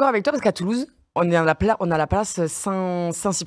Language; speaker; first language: French; native; French